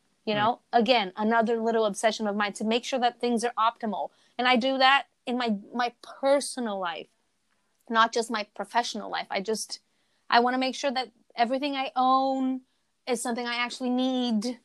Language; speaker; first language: English; non-native, fluent; Portuguese